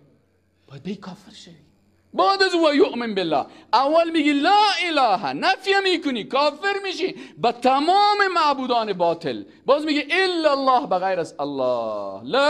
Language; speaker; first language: Persian; native; Persian